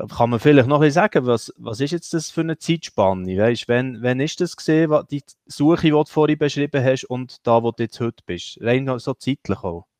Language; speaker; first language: German; native; German